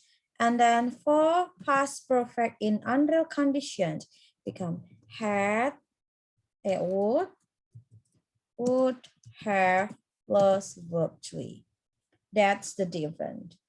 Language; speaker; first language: English; non-native, fluent; Indonesian